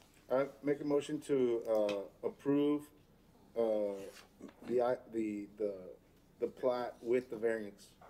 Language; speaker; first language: English; early bilingual, other home language; Spanish